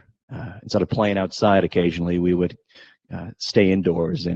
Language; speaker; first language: English; native; English